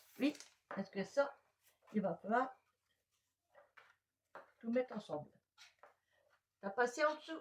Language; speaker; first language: French; native; French